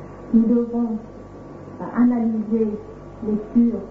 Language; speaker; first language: French; non-native, fluent; Vietnamese